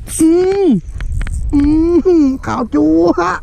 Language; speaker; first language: Thai; non-native, local second language; Northeastern Thai